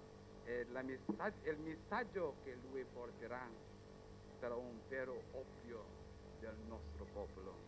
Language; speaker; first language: Italian; non-native, fluent; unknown